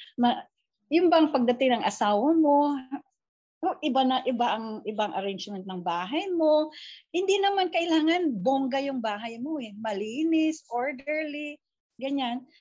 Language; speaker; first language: Filipino; non-native, local second language; Cebuano